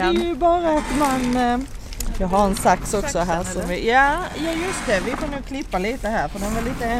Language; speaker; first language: Swedish; native; Swedish